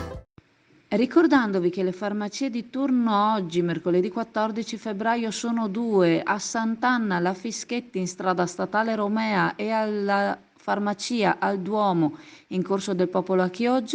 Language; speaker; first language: Italian; native; Italian